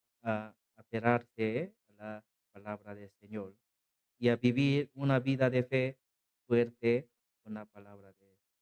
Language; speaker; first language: Spanish; non-native, learner; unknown